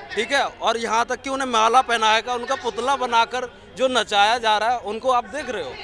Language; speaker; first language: Hindi; native; Hindi